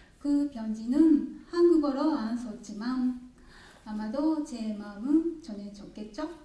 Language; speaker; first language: Korean; non-native, learner; Japanese